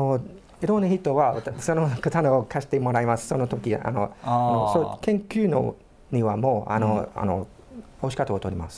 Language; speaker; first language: Japanese; non-native, fluent; English